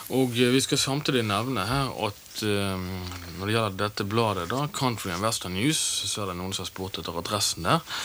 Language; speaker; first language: Norwegian; native; Norwegian